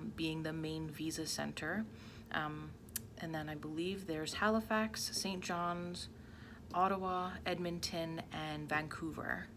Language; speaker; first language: English; native; English